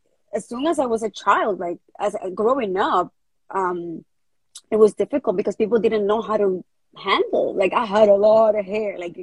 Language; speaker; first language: English; early bilingual, other home language; Spanish